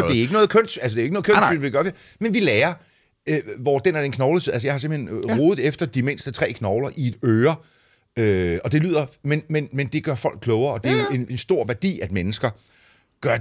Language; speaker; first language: Danish; native; Danish